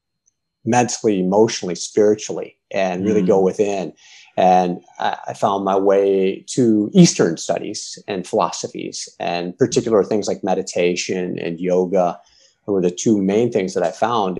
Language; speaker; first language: English; native; English